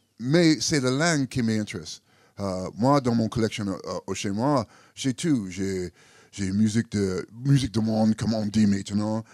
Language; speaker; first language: French; non-native, learner; English